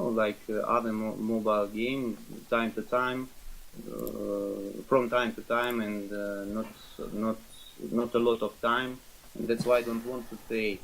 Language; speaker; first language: English; non-native, learner; Russian